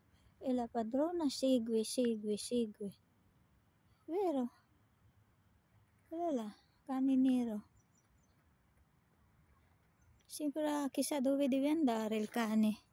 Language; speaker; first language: Italian; non-native, fluent; Filipino